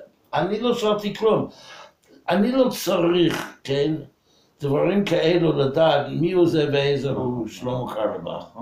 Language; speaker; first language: Hebrew; non-native, fluent; English